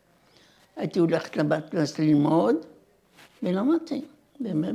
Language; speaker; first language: Hebrew; non-native, fluent; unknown